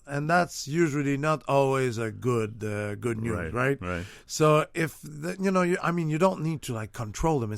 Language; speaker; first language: English; non-native, fluent; French